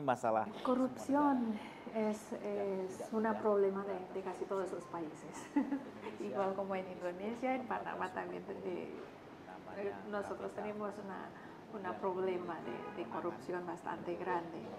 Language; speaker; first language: Spanish; non-native, fluent; Indonesian